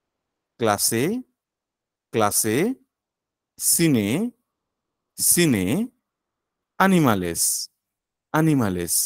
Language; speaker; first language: Spanish; non-native, fluent; Marathi